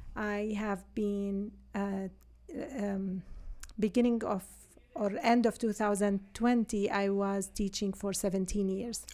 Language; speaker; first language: English; non-native, fluent; Arabic